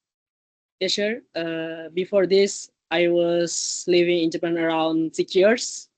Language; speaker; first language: English; non-native, learner; Indonesian